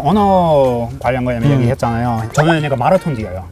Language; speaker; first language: Korean; non-native, learner; English